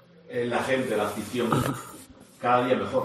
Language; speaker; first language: Spanish; native; Spanish